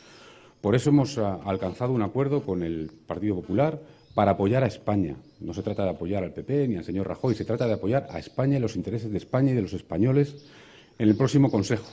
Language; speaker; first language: Spanish; native; Spanish